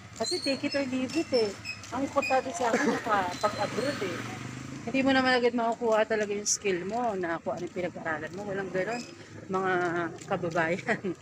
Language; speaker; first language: Filipino; native; Filipino